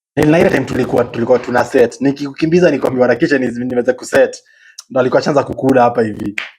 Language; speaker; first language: Swahili; native; Swahili